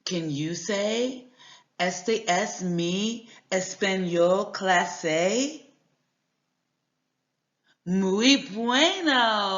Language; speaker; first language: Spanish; non-native, learner; English